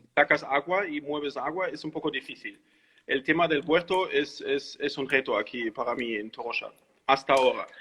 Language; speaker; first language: Spanish; non-native, fluent; German